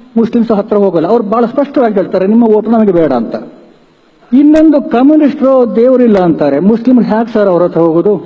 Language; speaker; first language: Kannada; non-native, local second language; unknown